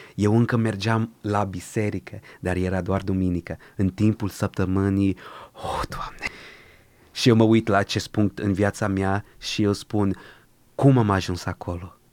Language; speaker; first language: Romanian; early bilingual, other home language; Portuguese